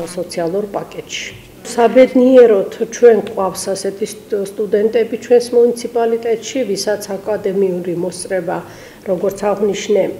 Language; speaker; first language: Georgian; non-native, local second language; Armenian